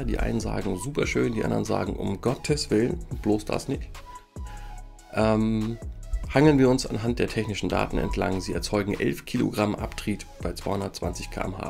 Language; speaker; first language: German; native; German